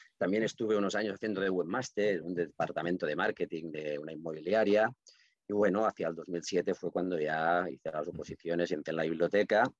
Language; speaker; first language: Spanish; non-native, local second language; Catalan